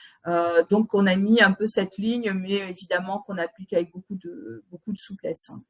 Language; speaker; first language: French; native; French